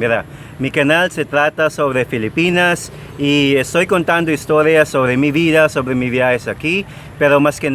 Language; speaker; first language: Spanish; non-native, fluent; Filipino